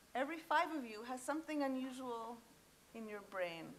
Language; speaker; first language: English; native; English